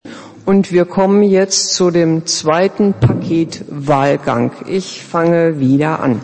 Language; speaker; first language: German; native; German